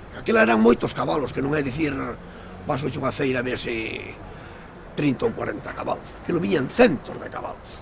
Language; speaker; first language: Galician; native; Galician